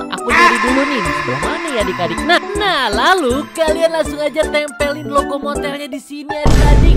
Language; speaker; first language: Indonesian; native; Indonesian